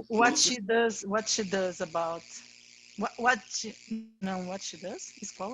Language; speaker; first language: English; non-native, learner; Portuguese